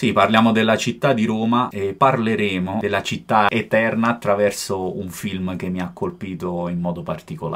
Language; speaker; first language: Italian; native; Italian